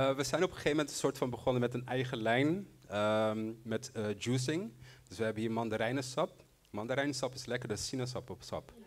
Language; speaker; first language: Dutch; non-native, local second language; Papiamento